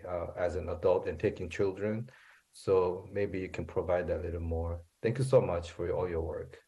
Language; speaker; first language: English; non-native, fluent; Korean